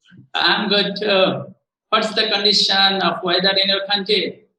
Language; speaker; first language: English; non-native, learner; Bangla